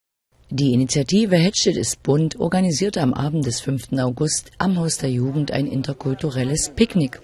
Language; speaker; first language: German; native; German